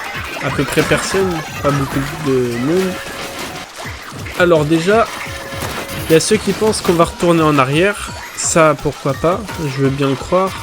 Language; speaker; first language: French; native; French